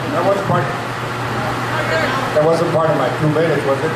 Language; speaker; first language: English; early bilingual, other home language; Spanish